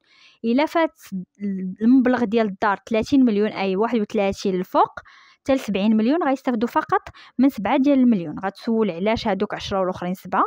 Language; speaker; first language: Arabic; native; Arabic